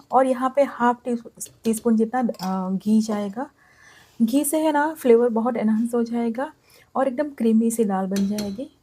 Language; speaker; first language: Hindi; non-native, local second language; Gujarati